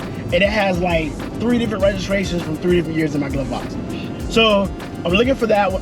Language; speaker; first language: English; native; English